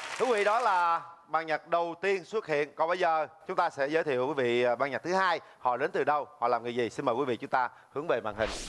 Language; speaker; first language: Vietnamese; native; Vietnamese